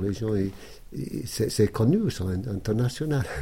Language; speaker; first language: French; non-native, fluent; English